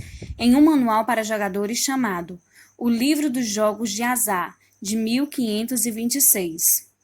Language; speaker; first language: Portuguese; native; Portuguese